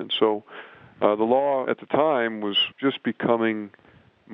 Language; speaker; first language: English; native; English